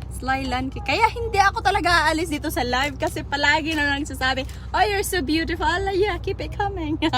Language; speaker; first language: Filipino; non-native, local second language; Cebuano